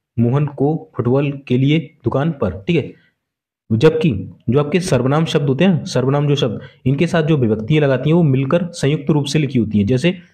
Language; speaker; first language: Hindi; native; Hindi